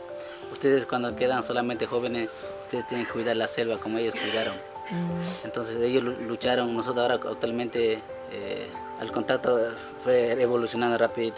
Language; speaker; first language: Spanish; non-native, local second language; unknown